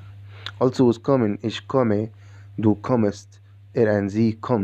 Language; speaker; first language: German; non-native, fluent; Arabic